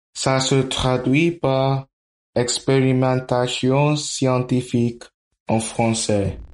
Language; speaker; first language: French; non-native, learner; English